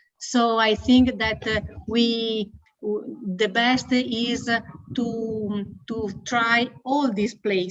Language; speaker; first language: English; non-native, learner; Italian